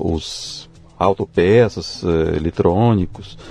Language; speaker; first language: Portuguese; non-native, fluent; Russian